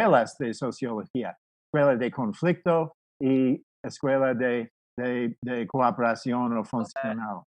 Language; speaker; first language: Spanish; non-native, fluent; English